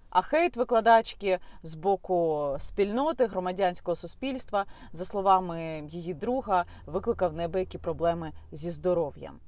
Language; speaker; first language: Ukrainian; non-native, local second language; Russian